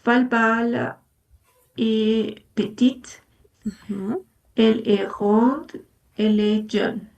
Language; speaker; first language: French; non-native, learner; Spanish